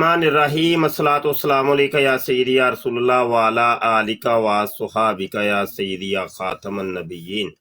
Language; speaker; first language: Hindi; non-native, local second language; Punjabi